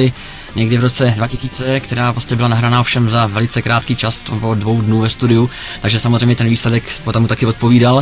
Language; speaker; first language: Czech; native; Czech